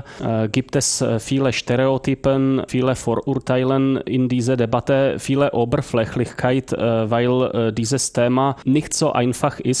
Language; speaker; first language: German; non-native, fluent; Czech